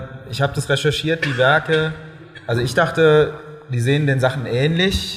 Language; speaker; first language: German; native; German